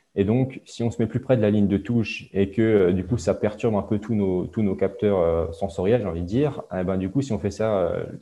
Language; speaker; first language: French; native; French